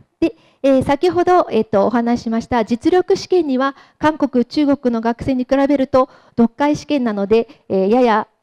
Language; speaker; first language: Japanese; native; Japanese